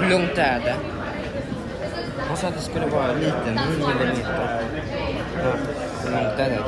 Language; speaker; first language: Swedish; early bilingual, other home language; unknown